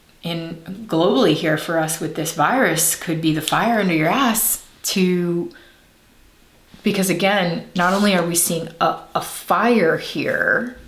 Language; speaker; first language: English; native; English